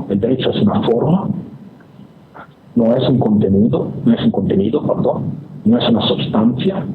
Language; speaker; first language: Spanish; non-native, fluent; Italian